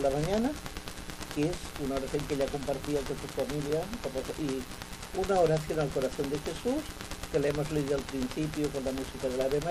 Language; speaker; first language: Spanish; non-native, local second language; Catalan